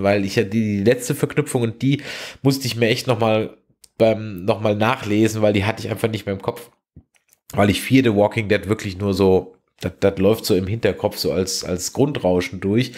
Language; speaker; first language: German; native; German